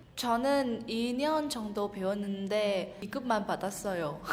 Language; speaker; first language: Korean; non-native, learner; Vietnamese